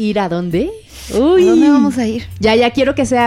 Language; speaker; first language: Spanish; native; Spanish